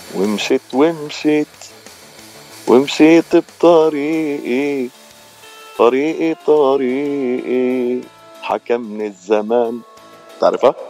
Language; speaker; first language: Arabic; native; Arabic